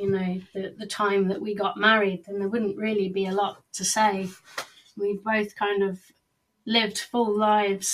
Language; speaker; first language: English; native; English